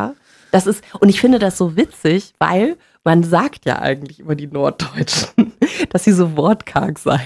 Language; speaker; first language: German; native; German